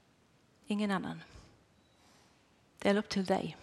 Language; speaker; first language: Swedish; non-native, fluent; English